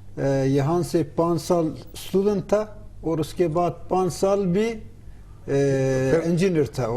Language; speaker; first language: Hindi; non-native, learner; Turkish